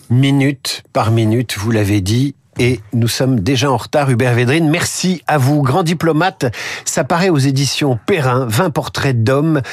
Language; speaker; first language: French; native; French